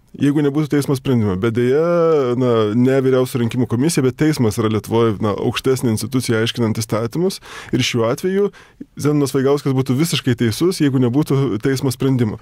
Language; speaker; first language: Lithuanian; native; Lithuanian